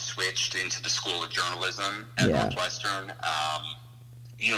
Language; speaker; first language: English; native; English